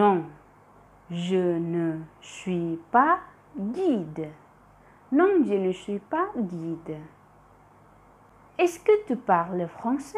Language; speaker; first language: French; non-native, fluent; Indonesian